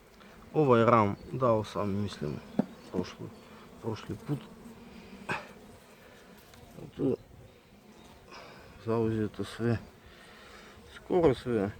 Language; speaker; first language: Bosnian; non-native, learner; Russian